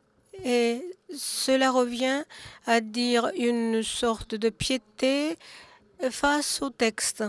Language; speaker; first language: French; non-native, fluent; Japanese